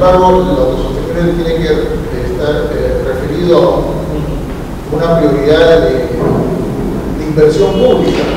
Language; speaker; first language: Spanish; native; Spanish